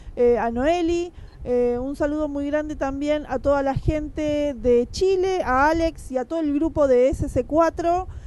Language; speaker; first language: Spanish; native; Spanish